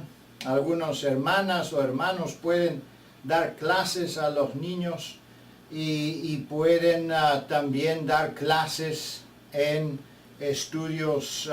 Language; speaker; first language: Spanish; non-native, fluent; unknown